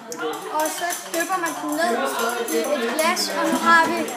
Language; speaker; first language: Danish; native; Danish